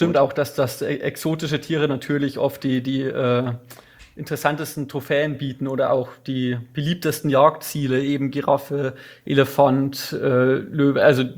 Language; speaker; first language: German; native; German